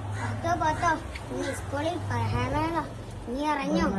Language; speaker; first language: Malayalam; native; Malayalam